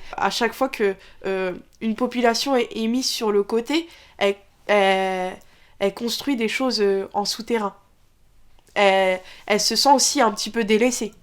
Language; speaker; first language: French; early bilingual, other home language; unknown